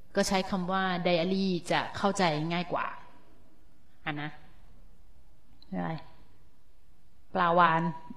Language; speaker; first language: Thai; native; Thai